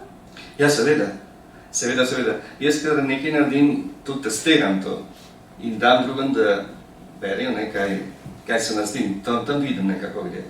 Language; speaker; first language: Slovenian; early bilingual, heritage; Slovenian